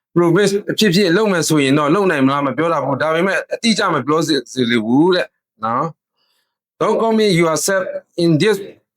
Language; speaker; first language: Burmese; non-native, local second language; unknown